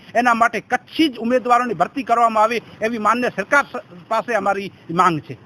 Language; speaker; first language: Gujarati; non-native, local second language; Kachhi